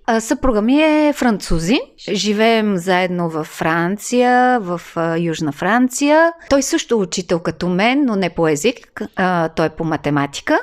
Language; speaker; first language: Bulgarian; native; Bulgarian